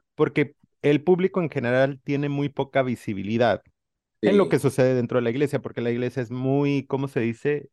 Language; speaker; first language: Spanish; native; Spanish